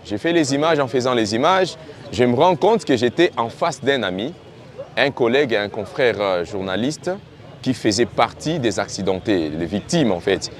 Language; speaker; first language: French; non-native, local second language; Swahili